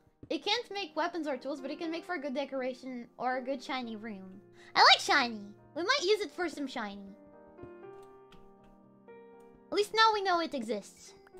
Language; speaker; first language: English; non-native, fluent; Spanish